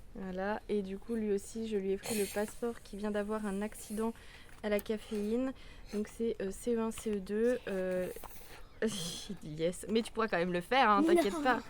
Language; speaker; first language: French; native; French